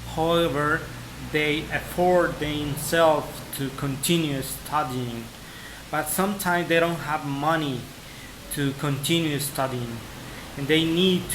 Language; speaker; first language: English; non-native, fluent; Spanish